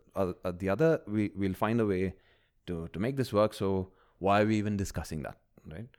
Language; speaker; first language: English; early bilingual, other home language; Malayalam